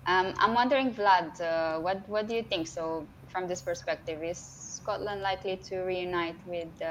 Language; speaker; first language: English; non-native, fluent; Romanian